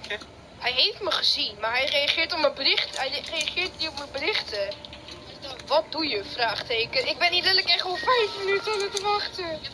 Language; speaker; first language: Dutch; native; Dutch